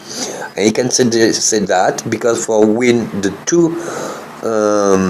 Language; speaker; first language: English; non-native, learner; French